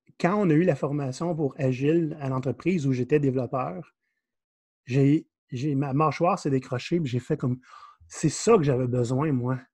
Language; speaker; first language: French; native; French